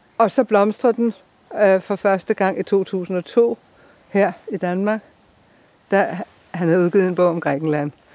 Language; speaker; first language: Danish; native; Danish